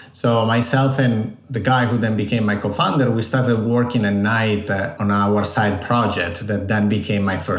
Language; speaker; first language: English; non-native, fluent; Italian